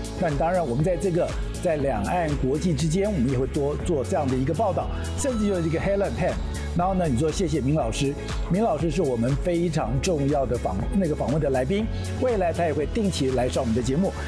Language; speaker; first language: Chinese; native; Chinese